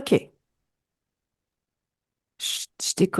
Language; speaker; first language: French; native; French